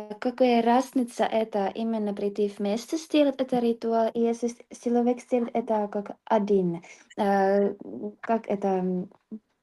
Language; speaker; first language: Russian; non-native, learner; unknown